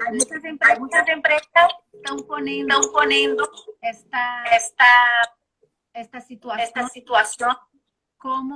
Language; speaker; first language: Spanish; non-native, learner; Portuguese